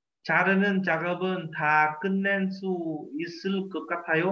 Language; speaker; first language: Korean; non-native, fluent; Vietnamese